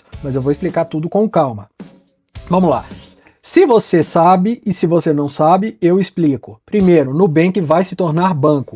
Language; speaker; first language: Portuguese; native; Portuguese